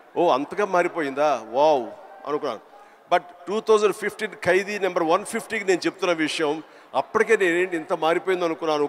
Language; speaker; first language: Telugu; native; Telugu